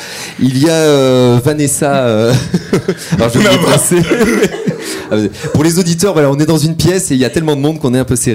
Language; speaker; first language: French; native; French